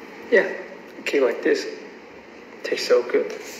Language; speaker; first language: English; non-native, learner; Chinese